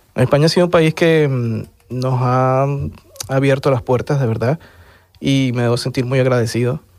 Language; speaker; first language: Spanish; native; Spanish